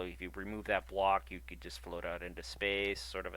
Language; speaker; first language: English; native; English